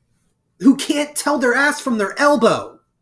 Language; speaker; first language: English; native; English